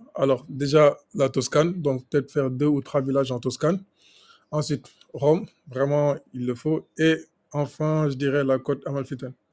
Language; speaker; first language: French; non-native, local second language; Wolof